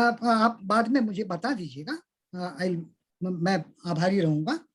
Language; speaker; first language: Hindi; native; Hindi